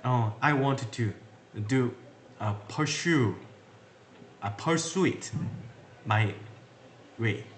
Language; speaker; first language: English; non-native, learner; Korean